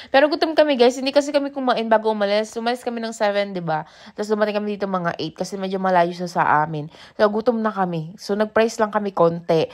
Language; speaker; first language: Filipino; native; Filipino